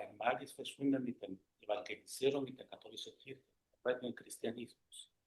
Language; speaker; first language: German; non-native, fluent; Spanish